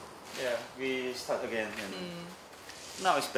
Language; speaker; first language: English; non-native, learner; Korean